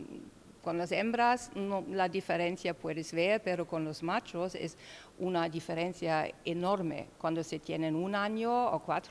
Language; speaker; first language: Spanish; non-native, learner; German